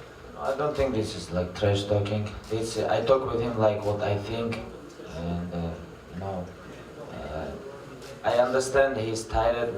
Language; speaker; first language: English; non-native, learner; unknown